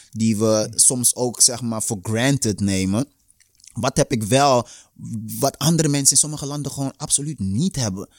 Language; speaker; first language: Dutch; early bilingual, other home language; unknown